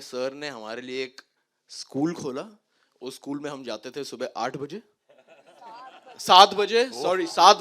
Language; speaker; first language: Hindi; native; Hindi